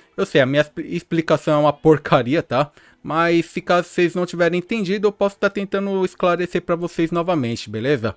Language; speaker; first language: Portuguese; native; Portuguese